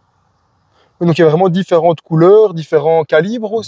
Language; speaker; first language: French; native; French